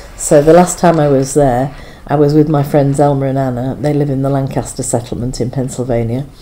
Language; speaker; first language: English; native; English